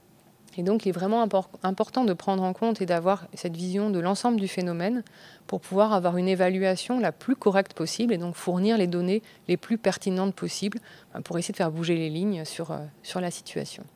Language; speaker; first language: French; native; French